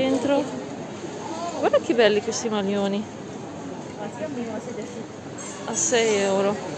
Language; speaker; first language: Italian; non-native, local second language; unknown